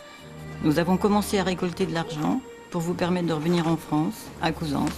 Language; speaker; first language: French; native; French